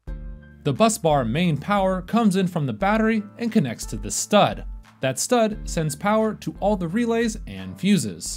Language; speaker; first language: English; native; English